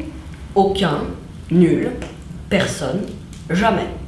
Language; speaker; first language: French; non-native, fluent; Czech